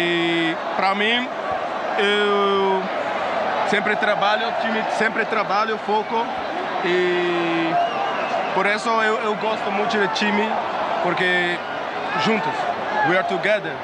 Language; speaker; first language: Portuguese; non-native, learner; Dutch